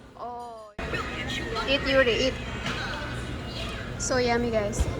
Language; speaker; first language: English; non-native, local second language; Filipino